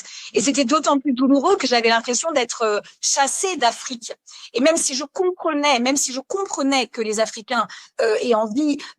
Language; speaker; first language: French; native; French